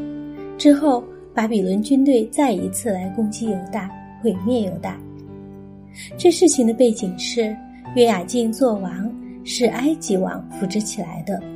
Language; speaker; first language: Chinese; native; Chinese